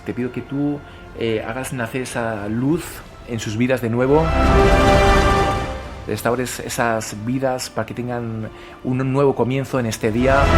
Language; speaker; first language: Spanish; native; Spanish